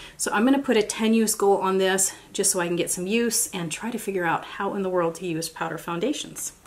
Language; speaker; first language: English; native; English